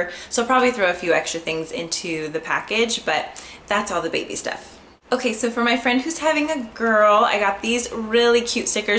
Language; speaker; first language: English; native; English